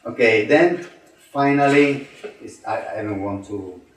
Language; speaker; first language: English; non-native, learner; Spanish